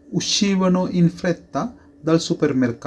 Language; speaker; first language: Italian; non-native, fluent; Sinhala